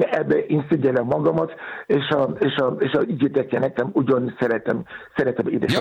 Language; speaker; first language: Hungarian; non-native, learner; Yoruba